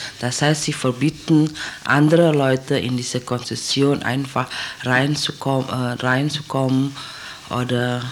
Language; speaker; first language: German; non-native, learner; Indonesian